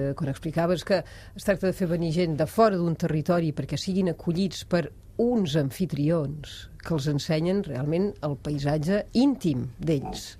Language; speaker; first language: Catalan; non-native, fluent; French